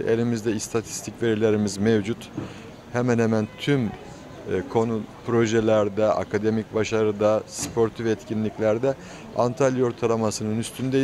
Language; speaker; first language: Turkish; native; Turkish